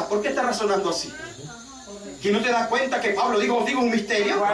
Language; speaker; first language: Spanish; native; Spanish